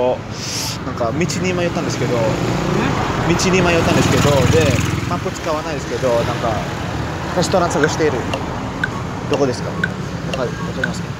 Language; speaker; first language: Japanese; non-native, fluent; Indonesian